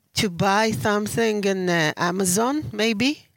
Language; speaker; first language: English; non-native, learner; Hebrew